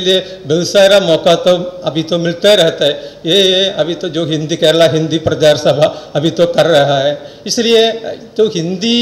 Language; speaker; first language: Hindi; non-native, local second language; Malayalam